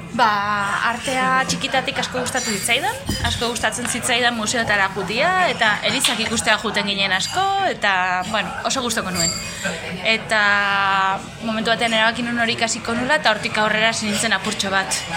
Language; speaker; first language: Basque; native; Basque